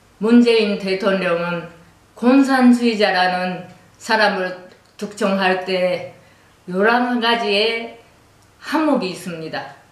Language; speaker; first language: Korean; non-native, fluent; Japanese